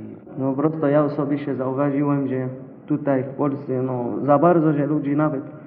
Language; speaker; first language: Polish; non-native, learner; Arabic